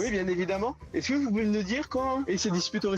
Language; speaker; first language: French; native; French